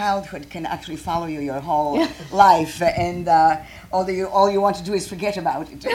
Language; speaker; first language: English; non-native, fluent; Croatian